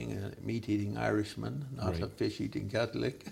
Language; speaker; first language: English; native; English